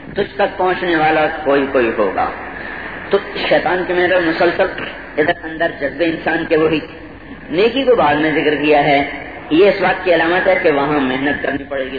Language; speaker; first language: Urdu; non-native, local second language; Punjabi